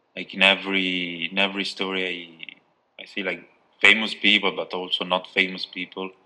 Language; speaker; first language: English; non-native, fluent; Albanian